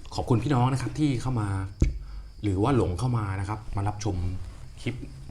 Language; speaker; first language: Thai; non-native, local second language; Northeastern Thai